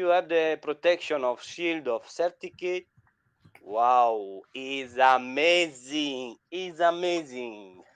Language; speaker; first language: English; non-native, learner; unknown